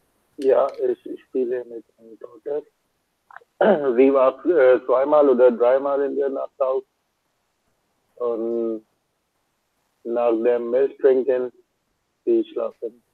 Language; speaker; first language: German; non-native, learner; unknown